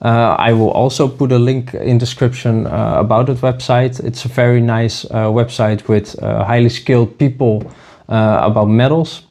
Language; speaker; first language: English; non-native, fluent; Dutch